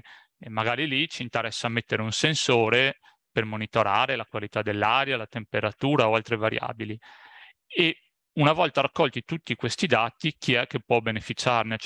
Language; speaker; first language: Italian; native; Italian